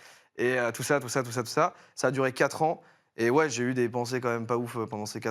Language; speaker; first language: French; native; French